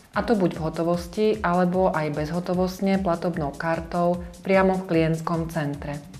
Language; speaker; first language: Slovak; native; Slovak